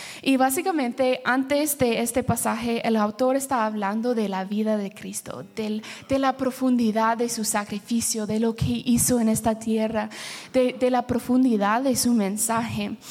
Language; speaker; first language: Spanish; early bilingual, heritage; Spanish